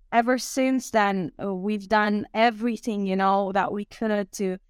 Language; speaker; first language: English; non-native, fluent; Croatian